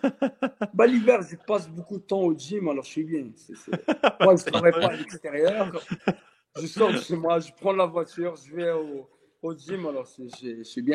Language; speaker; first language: French; non-native, local second language; Arabic